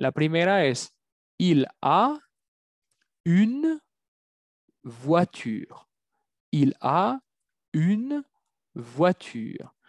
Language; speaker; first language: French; non-native, fluent; Spanish